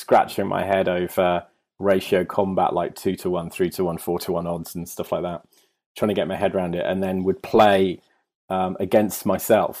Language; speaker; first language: English; native; English